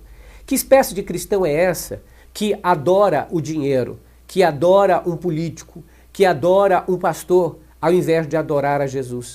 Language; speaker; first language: Portuguese; native; Portuguese